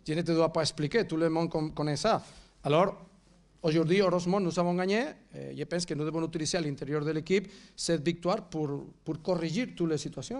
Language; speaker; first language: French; non-native, fluent; Catalan